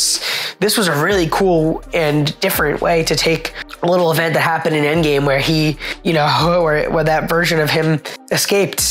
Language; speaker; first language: English; native; English